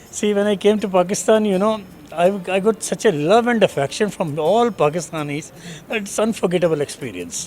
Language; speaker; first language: English; non-native, local second language; Punjabi